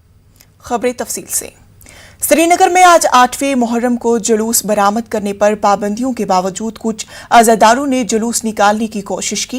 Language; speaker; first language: Hindi; native; Hindi